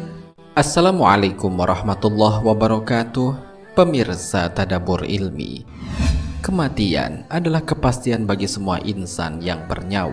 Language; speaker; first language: Indonesian; native; Indonesian